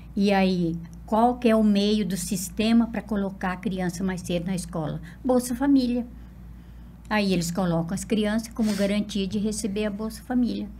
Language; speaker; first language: Portuguese; non-native, local second language; Guarani